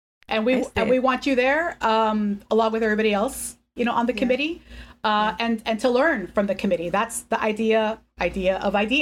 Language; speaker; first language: English; early bilingual, other home language; Spanish